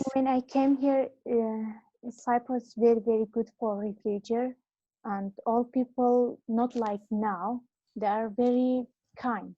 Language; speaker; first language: English; non-native, learner; Arabic